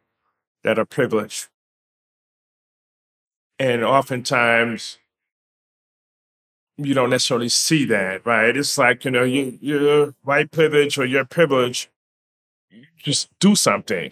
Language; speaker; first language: English; native; English